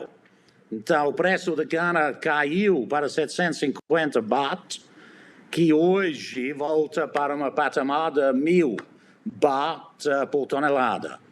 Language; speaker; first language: Portuguese; non-native, fluent; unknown